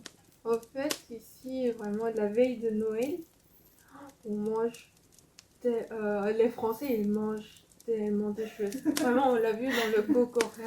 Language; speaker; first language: French; non-native, fluent; Korean